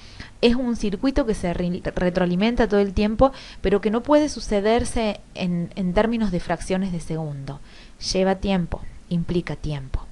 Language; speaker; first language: Spanish; native; Spanish